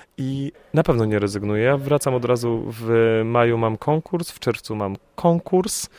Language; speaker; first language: Polish; native; Polish